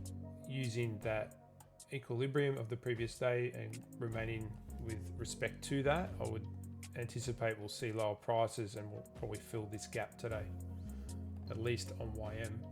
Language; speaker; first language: English; native; English